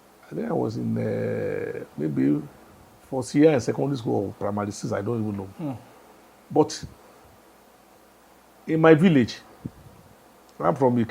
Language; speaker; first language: English; non-native, local second language; Yoruba